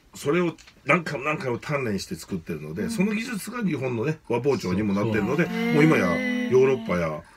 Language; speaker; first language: Japanese; native; Japanese